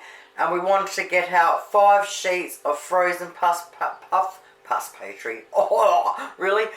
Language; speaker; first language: English; native; English